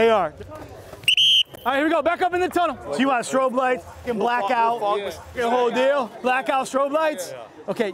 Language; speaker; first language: English; native; English